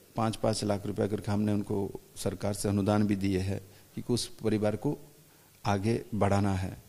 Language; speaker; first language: Hindi; non-native, local second language; Bangla